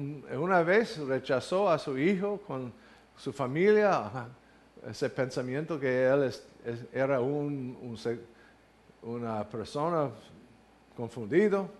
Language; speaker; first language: Spanish; non-native, learner; English